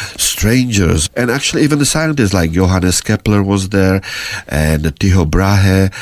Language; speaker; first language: English; non-native, fluent; Czech